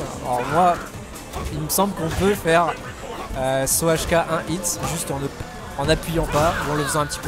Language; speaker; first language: French; native; French